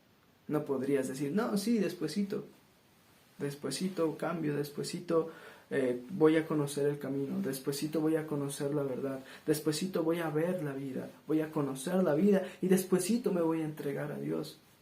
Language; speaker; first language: Spanish; native; Spanish